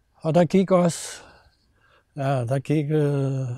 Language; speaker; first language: Danish; native; Danish